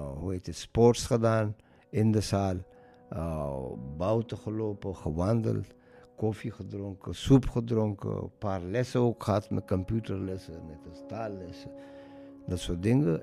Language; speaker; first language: Dutch; non-native, learner; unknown